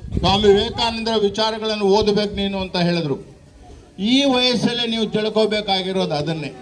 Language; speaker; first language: Kannada; non-native, local second language; Marathi